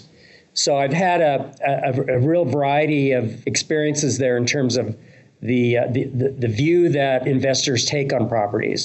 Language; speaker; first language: English; native; English